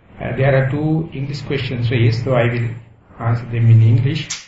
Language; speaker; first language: English; non-native, local second language; Sinhala